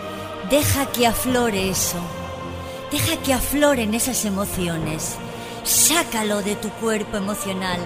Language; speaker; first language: Spanish; native; Spanish